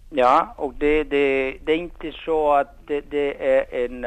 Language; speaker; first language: Swedish; non-native, fluent; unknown